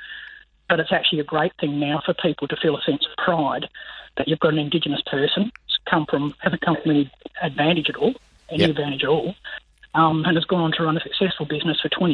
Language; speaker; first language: English; native; English